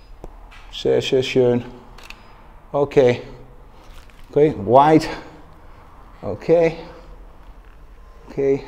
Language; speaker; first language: German; non-native, learner; Dutch